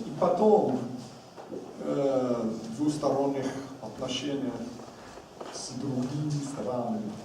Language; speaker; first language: Russian; non-native, learner; English